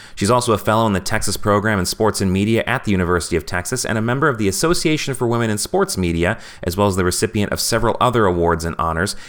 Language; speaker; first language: English; native; English